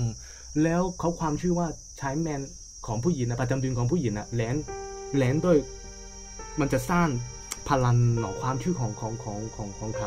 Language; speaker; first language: Thai; non-native, fluent; Cantonese